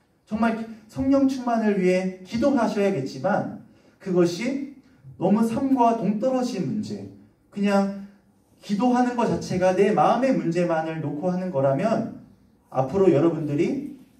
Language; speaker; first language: Korean; native; Korean